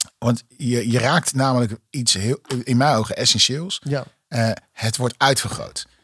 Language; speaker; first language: Dutch; native; Dutch